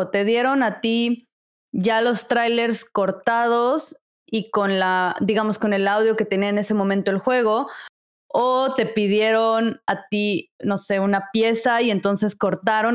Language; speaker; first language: Spanish; native; Spanish